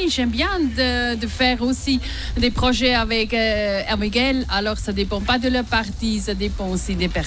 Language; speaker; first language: French; non-native, local second language; Swiss German